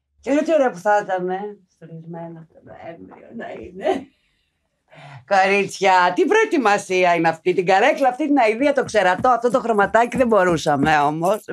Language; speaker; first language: Greek; native; Greek